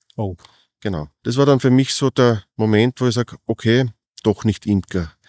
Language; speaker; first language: German; native; German